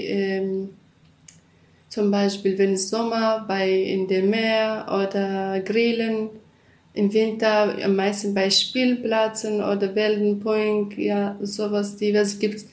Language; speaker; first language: German; non-native, learner; Kurdish